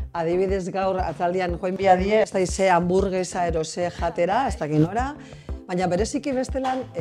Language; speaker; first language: Basque; native; Basque